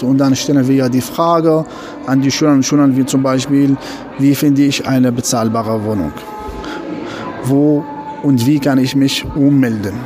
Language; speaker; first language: German; non-native, fluent; Arabic